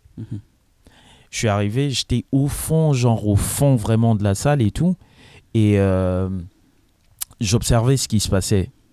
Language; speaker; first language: French; non-native, local second language; Lingala